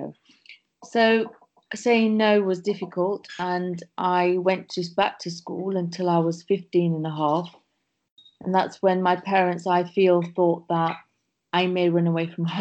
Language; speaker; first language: English; native; English